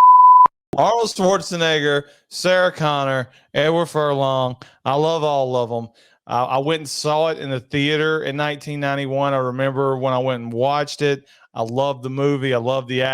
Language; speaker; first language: English; native; English